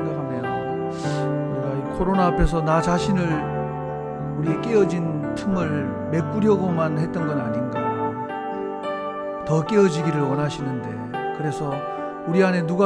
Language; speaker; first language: Korean; native; Korean